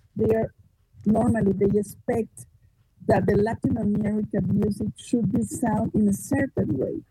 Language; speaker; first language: English; non-native, fluent; Spanish